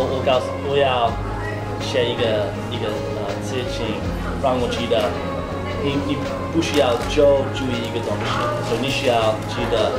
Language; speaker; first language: Chinese; non-native, learner; English